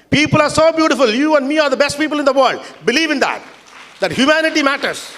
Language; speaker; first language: English; non-native, local second language; Tamil